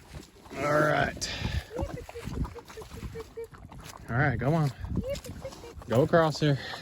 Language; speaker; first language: English; native; English